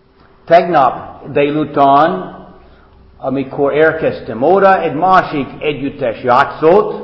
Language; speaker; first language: Hungarian; non-native, fluent; English